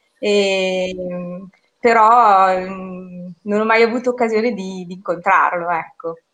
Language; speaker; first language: Italian; native; Italian